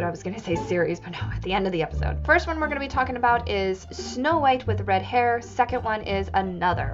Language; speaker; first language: English; native; English